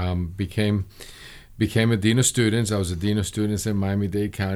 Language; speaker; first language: English; early bilingual, other home language; Spanish